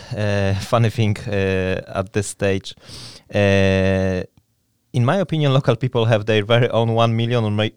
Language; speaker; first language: English; non-native, fluent; Polish